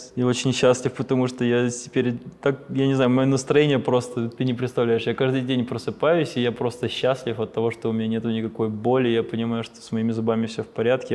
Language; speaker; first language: Russian; native; Russian